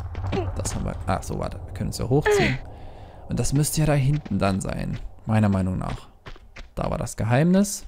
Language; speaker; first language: German; native; German